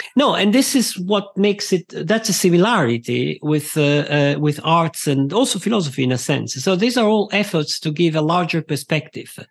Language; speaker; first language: English; non-native, fluent; Italian